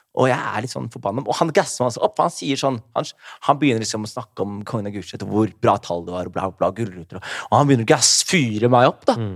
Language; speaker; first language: Norwegian; early bilingual, other home language; Somali